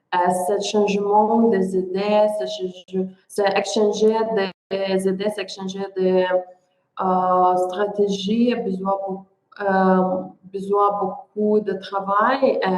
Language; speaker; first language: French; non-native, learner; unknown